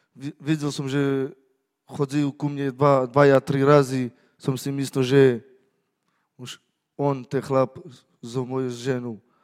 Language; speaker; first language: Slovak; non-native, local second language; Romany